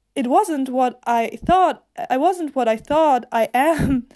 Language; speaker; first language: English; non-native, fluent; German